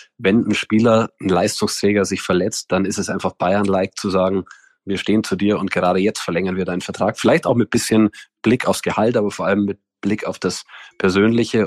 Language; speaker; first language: German; native; German